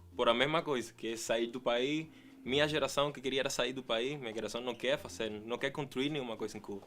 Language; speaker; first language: Portuguese; non-native, fluent; Spanish